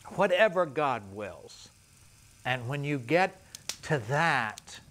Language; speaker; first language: English; native; English